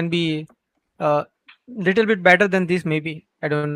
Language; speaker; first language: English; non-native, local second language; Gujarati